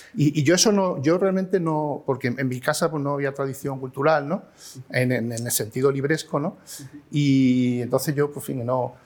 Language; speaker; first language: Spanish; native; Spanish